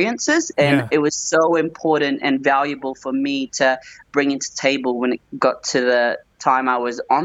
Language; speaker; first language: English; native; English